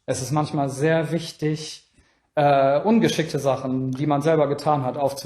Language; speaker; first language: German; native; German